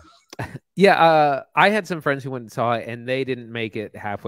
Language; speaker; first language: English; native; English